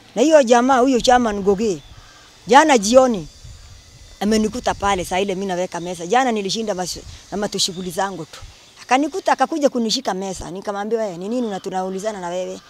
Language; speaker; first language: Swahili; non-native, local second language; Kikuyu